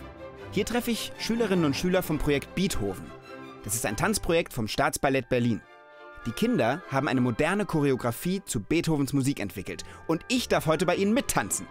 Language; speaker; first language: German; native; German